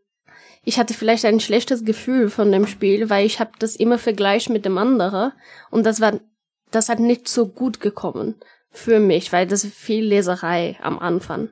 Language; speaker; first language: German; non-native, fluent; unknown